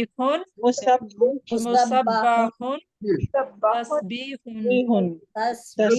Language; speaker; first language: Arabic; non-native, learner; Urdu